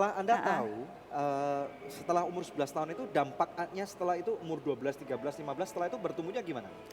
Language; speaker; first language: Indonesian; native; Indonesian